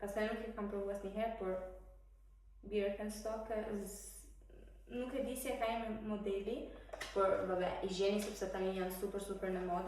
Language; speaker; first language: Albanian; early bilingual, heritage; Albanian